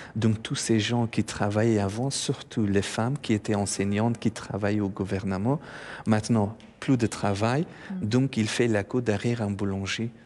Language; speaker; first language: French; non-native, fluent; Persian